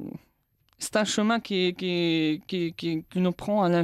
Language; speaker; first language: French; non-native, local second language; Arabic